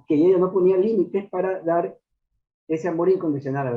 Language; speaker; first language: Spanish; native; Spanish